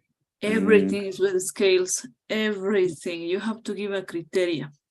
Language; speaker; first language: English; non-native, fluent; Spanish